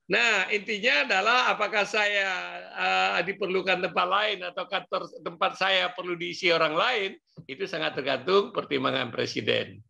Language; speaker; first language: Indonesian; non-native, local second language; Achinese